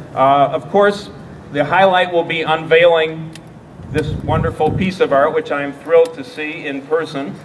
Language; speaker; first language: English; native; English